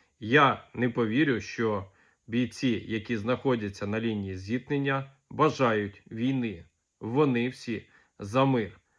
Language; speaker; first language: Ukrainian; native; Ukrainian